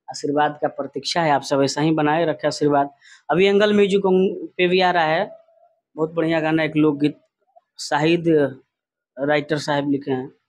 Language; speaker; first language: Hindi; non-native, local second language; Bhojpuri